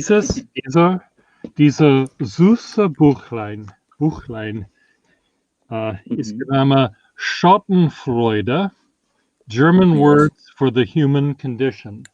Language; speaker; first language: German; non-native, learner; English